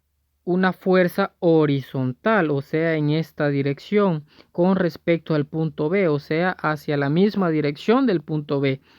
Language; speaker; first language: Spanish; native; Spanish